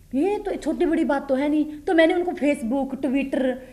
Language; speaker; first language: Hindi; native; Hindi